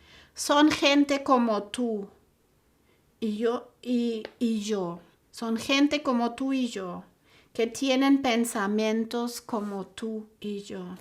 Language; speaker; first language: Spanish; non-native, fluent; German